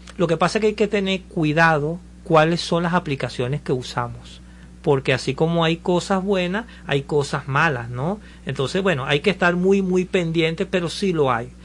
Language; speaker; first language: Spanish; native; Spanish